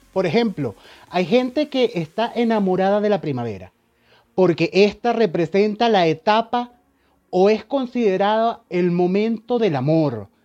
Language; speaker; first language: Spanish; native; Spanish